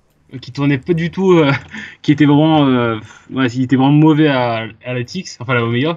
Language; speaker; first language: French; native; French